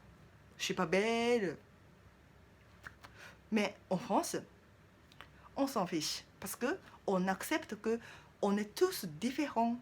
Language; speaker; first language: French; non-native, learner; Japanese